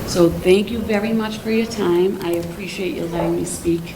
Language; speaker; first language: English; native; English